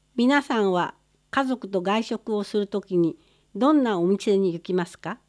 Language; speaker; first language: Japanese; non-native, fluent; English